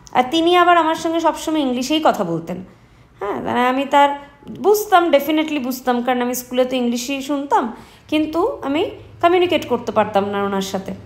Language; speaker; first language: Bangla; native; Bangla